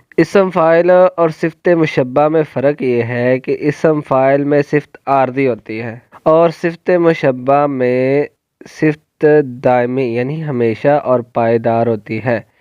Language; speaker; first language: Urdu; non-native, local second language; Punjabi